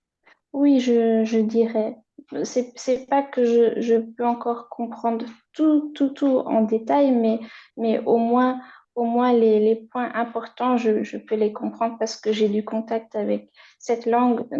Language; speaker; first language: French; non-native, fluent; German